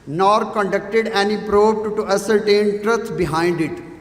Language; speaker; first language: English; non-native, local second language; Urdu